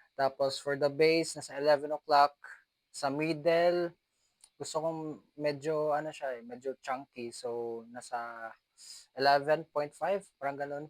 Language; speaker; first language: Filipino; non-native, local second language; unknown